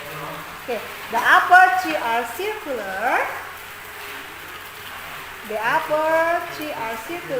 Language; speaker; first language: English; non-native, learner; Indonesian